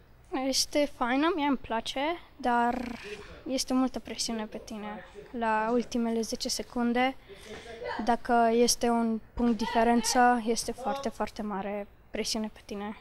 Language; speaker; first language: Romanian; early bilingual, other home language; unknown